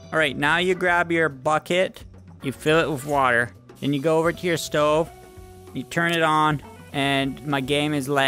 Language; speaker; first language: English; native; English